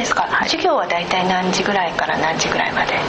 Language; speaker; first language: Japanese; native; Japanese